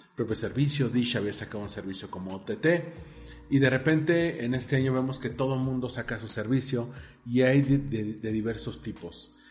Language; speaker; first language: Spanish; native; Spanish